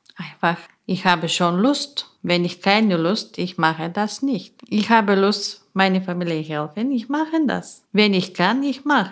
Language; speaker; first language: German; non-native, learner; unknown